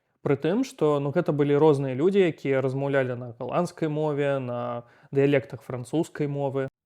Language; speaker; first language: Belarusian; native; Belarusian